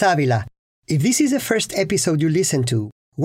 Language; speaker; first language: English; non-native, fluent; Spanish